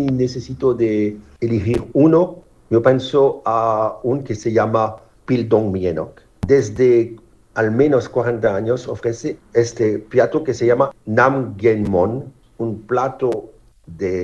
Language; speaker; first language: Spanish; non-native, fluent; French